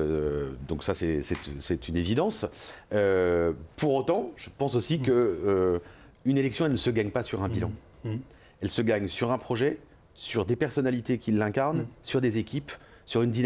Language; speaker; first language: French; native; French